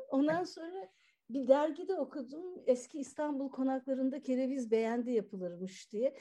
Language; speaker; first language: Turkish; native; Turkish